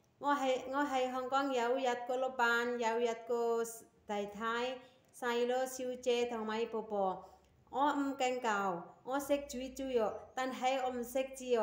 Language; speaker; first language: Cantonese; non-native, learner; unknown